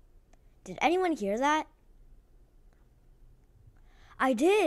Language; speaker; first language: English; native; English